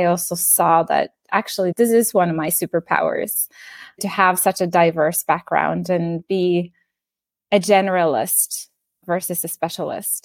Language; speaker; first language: English; non-native, fluent; Norwegian